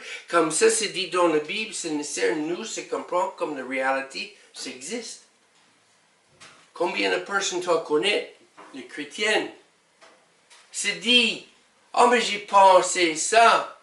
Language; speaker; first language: French; non-native, learner; English